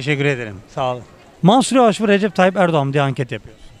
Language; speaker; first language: Turkish; native; Turkish